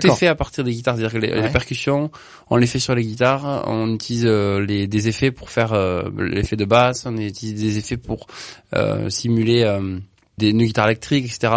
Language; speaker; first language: French; native; French